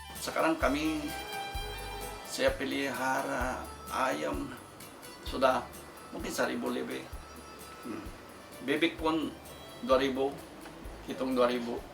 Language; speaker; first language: Indonesian; non-native, fluent; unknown